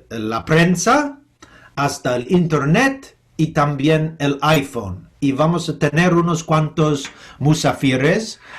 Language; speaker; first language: Spanish; non-native, fluent; English